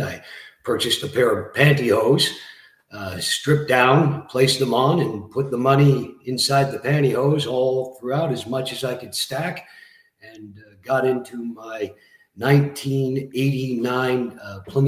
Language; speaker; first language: English; native; English